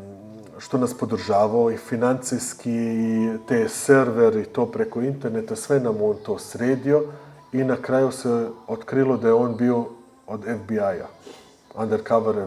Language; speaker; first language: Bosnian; early bilingual, heritage; Bosnian